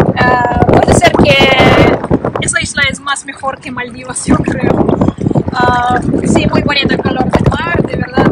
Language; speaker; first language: Spanish; non-native, learner; Russian